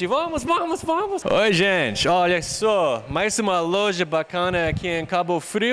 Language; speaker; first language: Portuguese; non-native, fluent; English